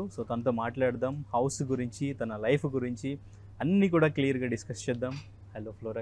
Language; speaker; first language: Telugu; native; Telugu